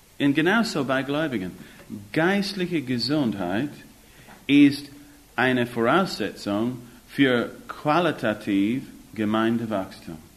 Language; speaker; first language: German; non-native, fluent; English